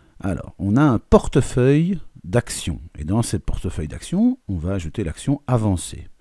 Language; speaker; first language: French; native; French